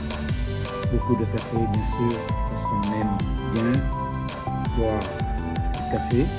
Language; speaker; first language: French; non-native, fluent; Vietnamese